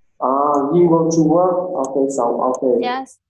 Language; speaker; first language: English; non-native, learner; Vietnamese